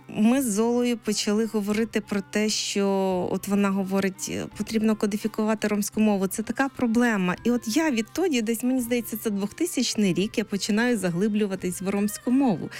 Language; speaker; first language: Ukrainian; native; Ukrainian